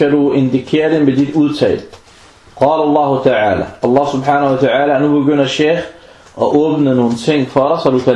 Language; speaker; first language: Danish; non-native, fluent; Arabic